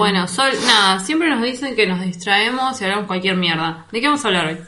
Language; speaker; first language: Spanish; native; Spanish